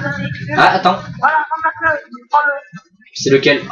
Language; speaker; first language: French; native; French